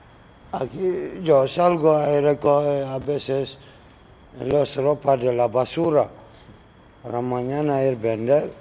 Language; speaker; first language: Spanish; non-native, fluent; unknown